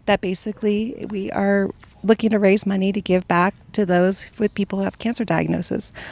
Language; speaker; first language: English; native; English